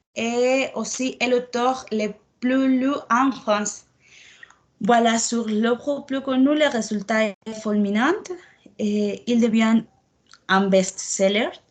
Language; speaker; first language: French; non-native, learner; Spanish